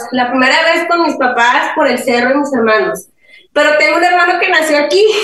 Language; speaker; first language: Spanish; early bilingual, heritage; Spanish